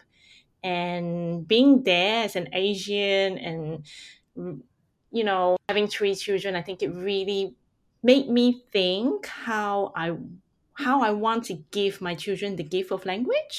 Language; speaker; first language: English; non-native, local second language; Hakka Chinese